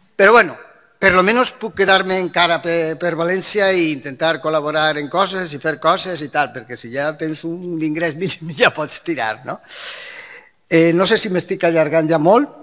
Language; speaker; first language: Catalan; non-native, local second language; Spanish